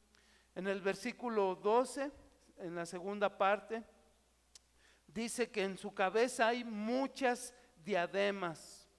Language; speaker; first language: Spanish; native; Spanish